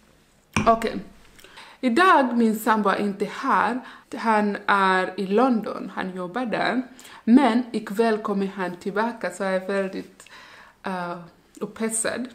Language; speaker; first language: Swedish; non-native, learner; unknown